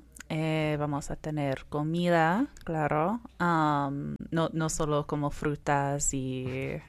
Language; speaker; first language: Spanish; non-native, fluent; English